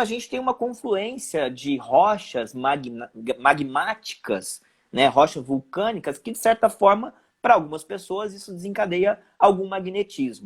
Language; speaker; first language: Portuguese; native; Portuguese